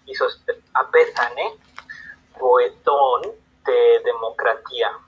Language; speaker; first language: Greek; non-native, learner; Spanish